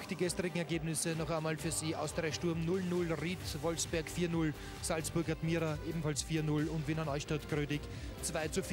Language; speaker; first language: German; native; German